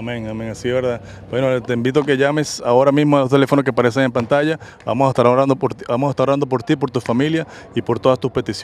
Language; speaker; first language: Spanish; native; Spanish